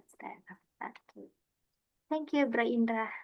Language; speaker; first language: English; non-native, fluent; Indonesian